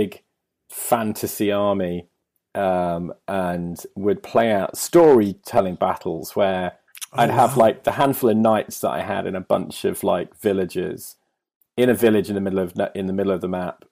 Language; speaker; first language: English; native; English